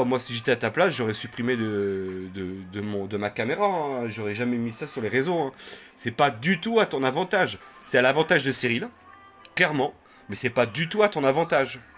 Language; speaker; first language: French; native; French